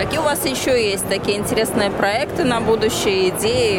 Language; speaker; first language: Russian; native; Russian